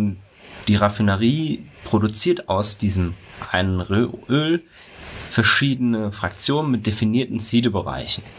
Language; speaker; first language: German; native; German